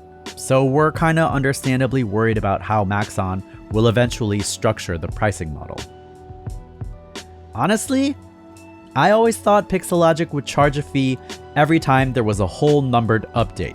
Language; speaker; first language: English; native; English